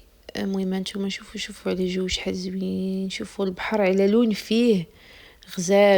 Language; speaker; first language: Arabic; native; Arabic